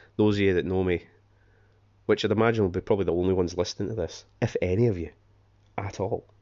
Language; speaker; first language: English; native; English